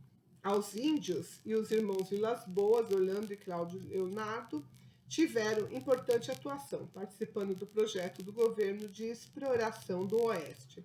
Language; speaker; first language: Portuguese; native; Portuguese